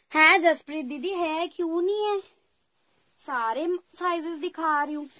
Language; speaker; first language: Hindi; native; Hindi